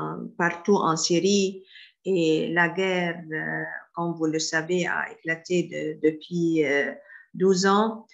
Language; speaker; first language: French; non-native, fluent; Arabic